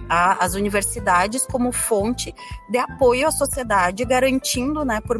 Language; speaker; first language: Portuguese; native; Portuguese